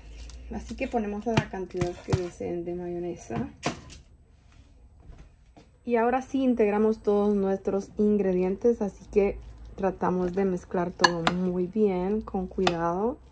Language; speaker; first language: Spanish; native; Spanish